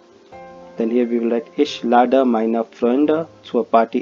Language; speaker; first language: German; non-native, fluent; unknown